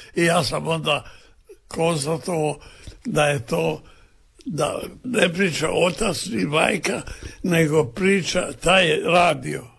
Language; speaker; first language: Serbian; native; Serbian